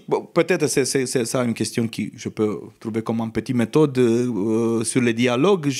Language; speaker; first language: French; non-native, fluent; Romanian